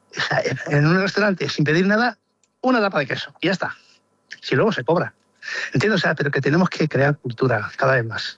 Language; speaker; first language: Spanish; native; Spanish